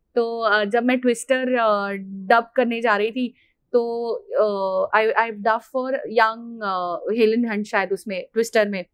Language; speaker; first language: Hindi; non-native, local second language; Marathi